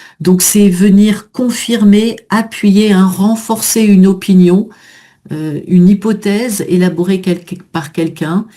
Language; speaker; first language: French; native; French